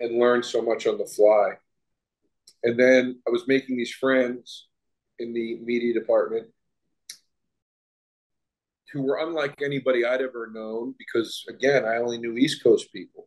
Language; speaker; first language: English; native; English